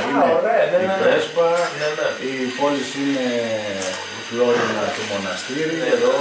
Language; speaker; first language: Greek; native; Greek